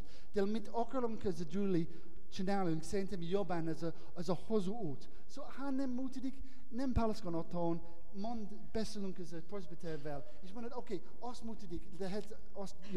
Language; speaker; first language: Hungarian; non-native, learner; English